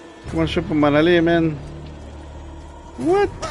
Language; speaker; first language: French; native; French